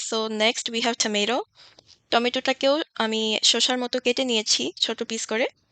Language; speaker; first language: Bangla; early bilingual, heritage; Bangla